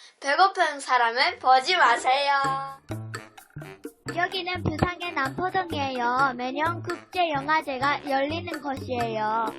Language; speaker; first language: Korean; non-native, learner; Japanese